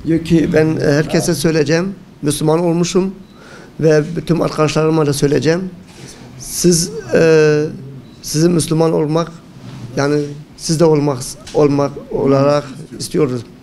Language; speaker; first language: Turkish; early bilingual, heritage; Turkish